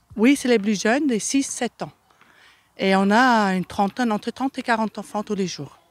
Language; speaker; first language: French; non-native, fluent; German